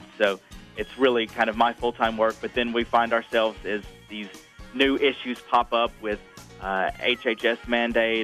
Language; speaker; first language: English; native; English